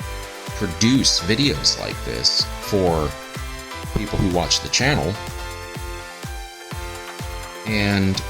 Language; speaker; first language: English; native; English